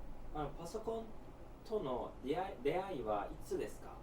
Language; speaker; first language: Japanese; non-native, learner; Turkish